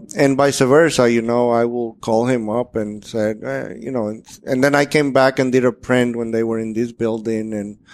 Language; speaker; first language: English; non-native, fluent; Spanish